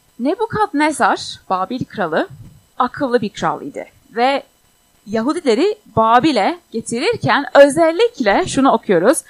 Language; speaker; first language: Turkish; non-native, fluent; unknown